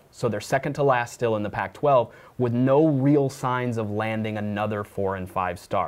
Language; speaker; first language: English; native; English